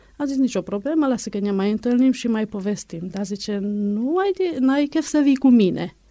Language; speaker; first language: Romanian; non-native, local second language; Hungarian